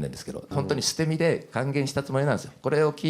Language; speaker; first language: Japanese; native; Japanese